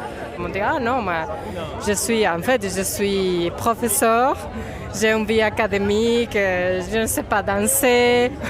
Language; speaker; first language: French; non-native, fluent; Spanish